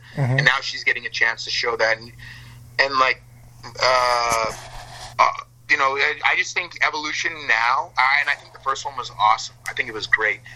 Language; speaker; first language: English; native; English